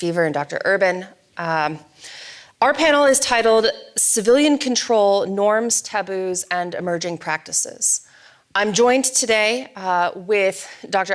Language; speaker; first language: English; native; English